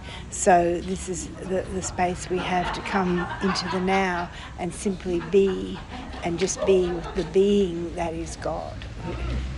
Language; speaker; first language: English; native; English